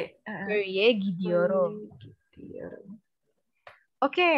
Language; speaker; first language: Turkish; non-native, learner; Indonesian